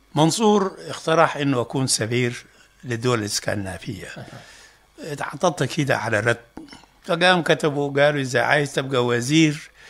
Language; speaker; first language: Arabic; non-native, local second language; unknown